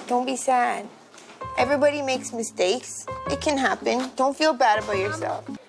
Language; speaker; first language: English; native; English